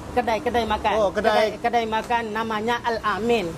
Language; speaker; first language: Malay; native; Malay